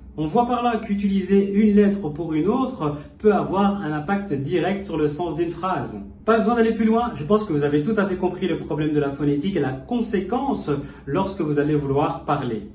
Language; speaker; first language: French; native; French